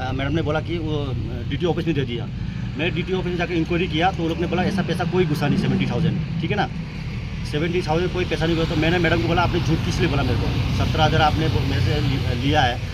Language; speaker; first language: Hindi; non-native, local second language; Nepali